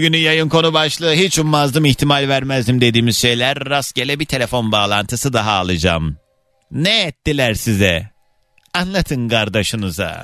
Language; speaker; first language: Turkish; native; Turkish